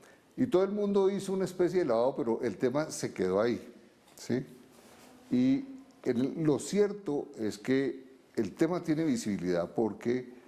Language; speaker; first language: Spanish; native; Spanish